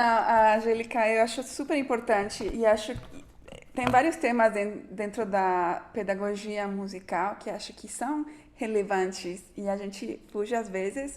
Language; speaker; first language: Portuguese; non-native, fluent; Spanish